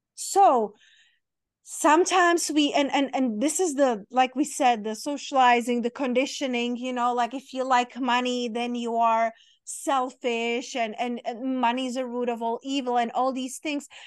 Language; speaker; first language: English; non-native, fluent; Czech